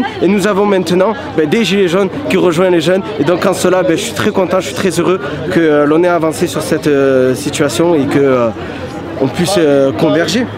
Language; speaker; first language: French; native; French